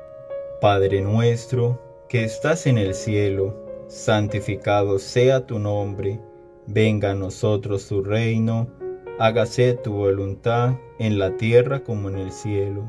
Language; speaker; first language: Spanish; native; Spanish